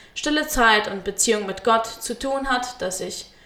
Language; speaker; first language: German; early bilingual, heritage; Spanish